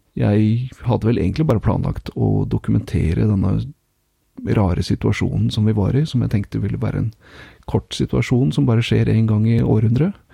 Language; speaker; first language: Norwegian; native; Norwegian